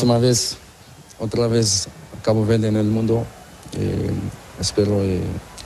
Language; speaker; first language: Spanish; non-native, learner; Portuguese